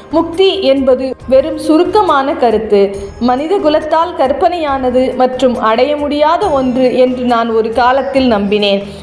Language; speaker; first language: Tamil; native; Tamil